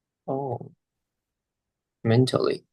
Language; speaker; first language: English; non-native, learner; Chinese